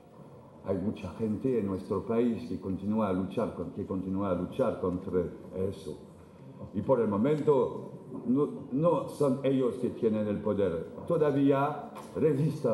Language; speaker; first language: Spanish; non-native, fluent; French